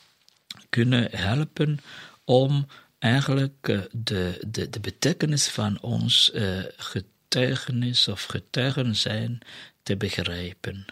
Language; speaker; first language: Dutch; non-native, fluent; Kinyarwanda